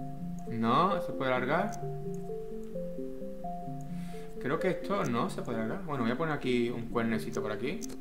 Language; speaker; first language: Spanish; native; Spanish